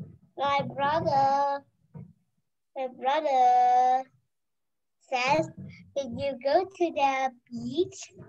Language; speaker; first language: English; non-native, learner; Vietnamese